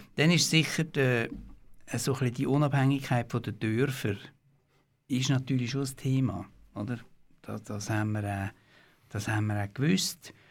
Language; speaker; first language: German; native; German